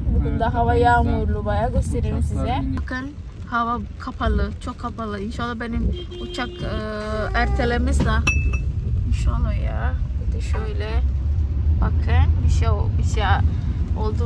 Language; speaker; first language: Turkish; non-native, learner; Indonesian